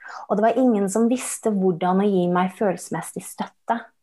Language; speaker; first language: Norwegian; early bilingual, heritage; Norwegian